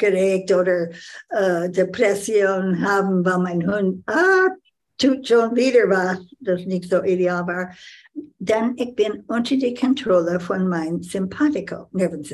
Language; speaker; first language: German; non-native, learner; English